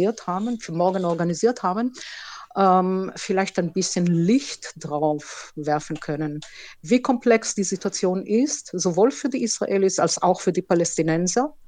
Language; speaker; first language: German; non-native, fluent; Hebrew